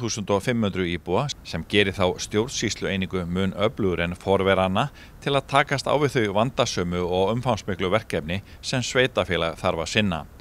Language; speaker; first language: Icelandic; native; Icelandic